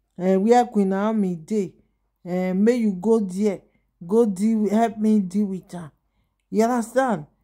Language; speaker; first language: Nigerian Pidgin; non-native, local second language; Yoruba